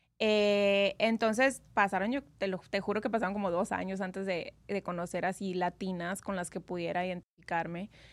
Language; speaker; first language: Spanish; native; Spanish